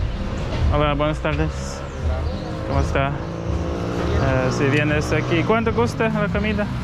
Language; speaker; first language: Spanish; non-native, learner; English